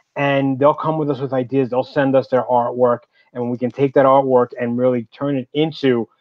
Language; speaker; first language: English; native; English